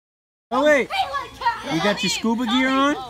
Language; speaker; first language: English; native; English